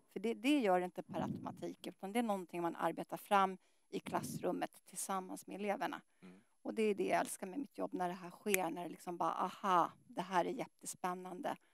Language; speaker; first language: Swedish; native; Swedish